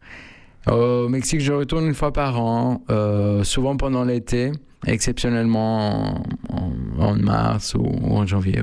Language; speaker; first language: French; non-native, fluent; Spanish